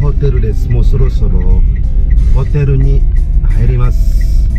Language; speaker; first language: Japanese; non-native, fluent; Balinese